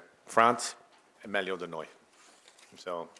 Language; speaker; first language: Italian; non-native, learner; English